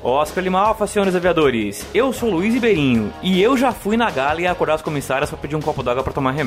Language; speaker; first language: Portuguese; native; Portuguese